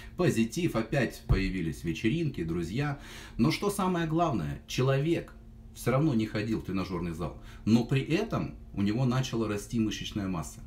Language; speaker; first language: Russian; native; Russian